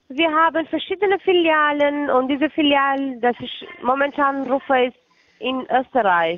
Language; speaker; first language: German; non-native, fluent; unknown